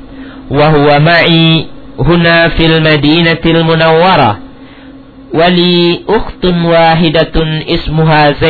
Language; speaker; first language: Arabic; non-native, fluent; Indonesian